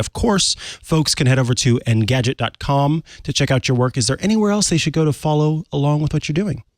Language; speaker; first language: English; native; English